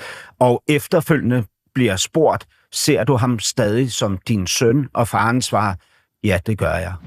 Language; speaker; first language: Danish; native; Danish